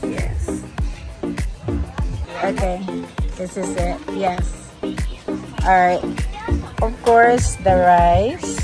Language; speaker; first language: English; non-native, local second language; Filipino